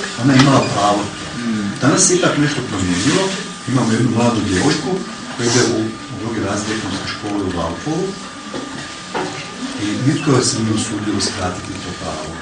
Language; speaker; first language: Croatian; native; Croatian